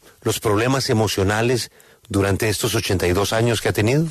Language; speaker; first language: Spanish; native; Spanish